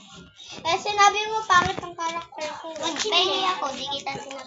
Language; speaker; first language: Filipino; native; Filipino